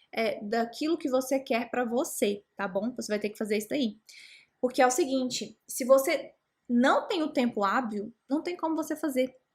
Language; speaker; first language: Portuguese; native; Portuguese